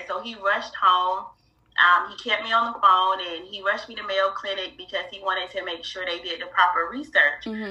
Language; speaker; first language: English; native; English